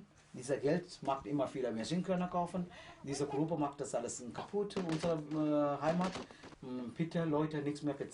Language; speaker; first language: German; non-native, learner; Tamil